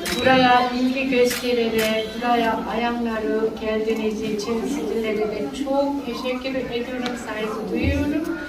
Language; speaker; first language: Turkish; non-native, learner; Korean